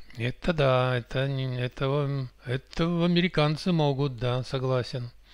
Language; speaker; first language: Russian; native; Russian